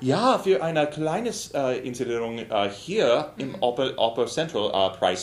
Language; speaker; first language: German; non-native, learner; English